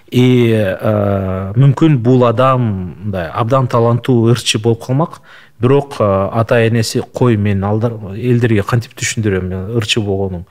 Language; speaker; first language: Kyrgyz; non-native, local second language; Russian